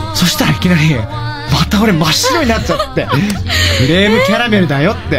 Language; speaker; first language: Japanese; early bilingual, heritage; Japanese